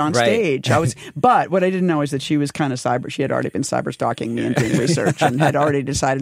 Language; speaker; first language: English; native; English